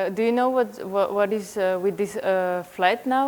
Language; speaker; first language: English; non-native, fluent; Slovak